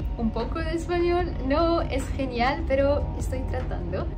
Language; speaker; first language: Spanish; non-native, learner; Arabic